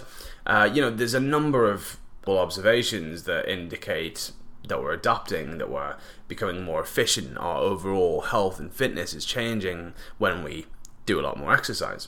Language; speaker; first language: English; native; English